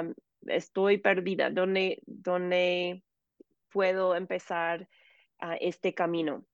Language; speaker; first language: Spanish; non-native, fluent; English